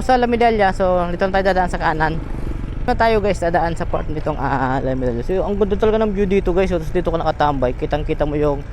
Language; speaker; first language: Filipino; non-native, local second language; Bikol